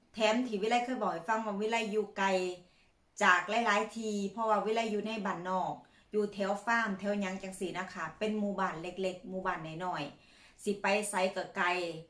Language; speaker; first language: Thai; native; Thai